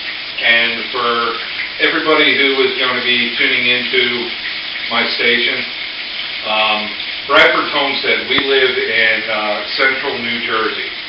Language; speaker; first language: English; native; English